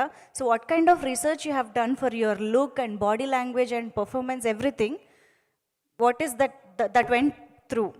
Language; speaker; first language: Telugu; native; Telugu